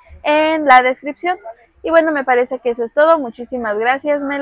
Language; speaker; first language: Spanish; native; Spanish